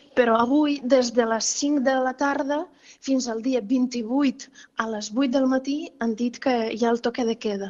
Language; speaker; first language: Catalan; non-native, fluent; Ukrainian